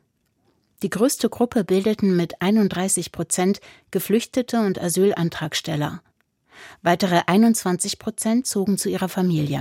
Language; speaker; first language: German; native; German